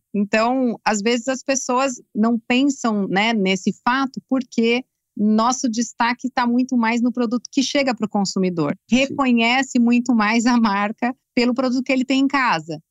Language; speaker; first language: Portuguese; native; Portuguese